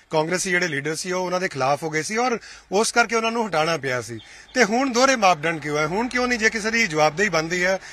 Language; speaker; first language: Punjabi; native; Punjabi